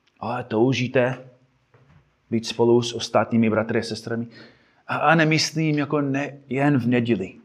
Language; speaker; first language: Czech; non-native, fluent; English